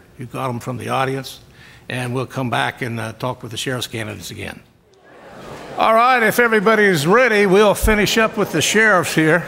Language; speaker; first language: English; native; English